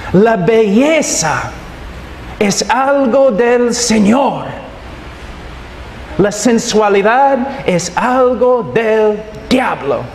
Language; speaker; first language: Spanish; non-native, fluent; English